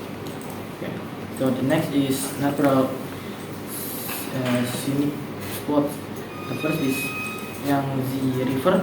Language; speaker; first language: English; non-native, learner; Indonesian